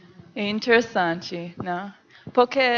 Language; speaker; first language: Portuguese; non-native, learner; English